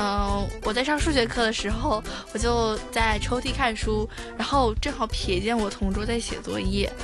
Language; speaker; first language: Chinese; native; Chinese